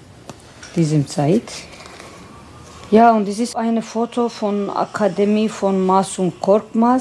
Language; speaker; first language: German; non-native, learner; Kurdish